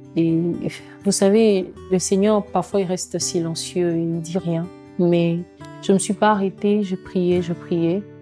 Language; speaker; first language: French; non-native, local second language; Lingala